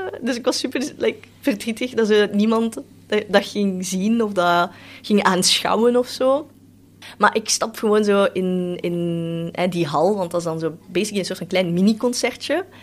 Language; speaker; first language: Dutch; early bilingual, other home language; Cantonese